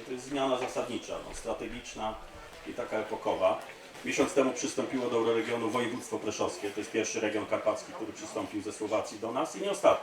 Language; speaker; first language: Polish; native; Polish